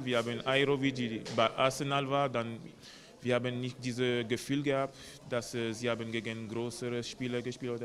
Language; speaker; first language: German; non-native, learner; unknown